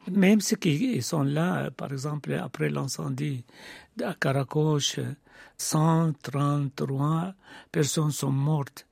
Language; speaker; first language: French; non-native, fluent; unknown